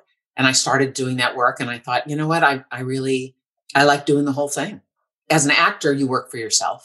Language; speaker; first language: English; native; English